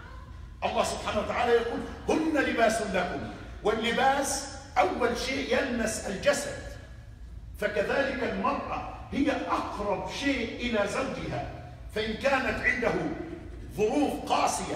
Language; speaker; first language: Arabic; native; Arabic